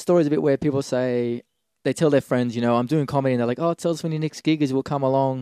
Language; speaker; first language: English; native; English